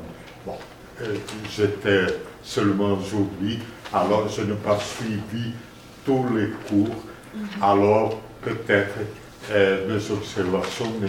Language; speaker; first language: French; non-native, fluent; Spanish